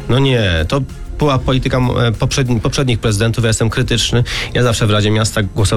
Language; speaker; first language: Polish; native; Polish